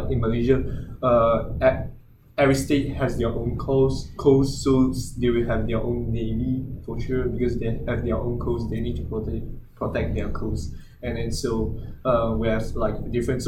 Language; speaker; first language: English; non-native, local second language; Chinese